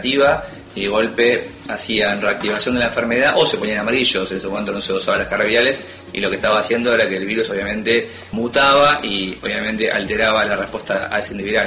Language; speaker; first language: Spanish; native; Spanish